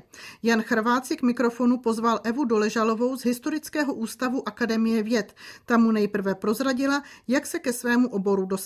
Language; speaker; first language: Czech; native; Czech